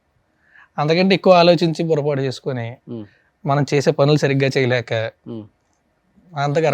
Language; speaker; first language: Telugu; native; Telugu